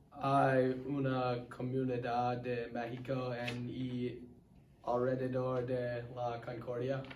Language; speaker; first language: Spanish; non-native, learner; English